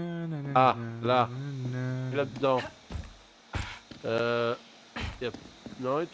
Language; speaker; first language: French; native; French